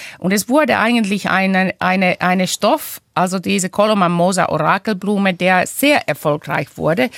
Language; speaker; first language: German; non-native, fluent; Finnish